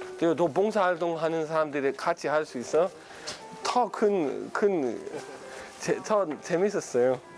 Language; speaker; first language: Korean; non-native, fluent; Danish